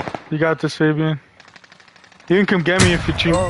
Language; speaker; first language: English; early bilingual, other home language; Spanish